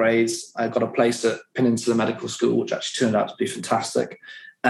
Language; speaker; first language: English; native; English